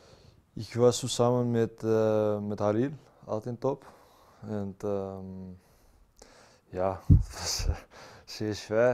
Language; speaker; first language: German; non-native, learner; Dutch